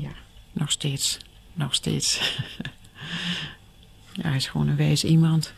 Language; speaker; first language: Dutch; native; Dutch